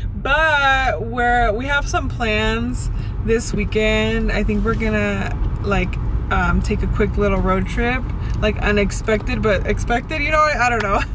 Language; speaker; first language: English; early bilingual, other home language; Spanish